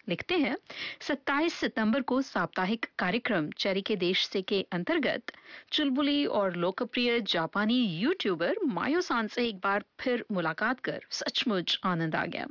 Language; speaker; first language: Hindi; native; Hindi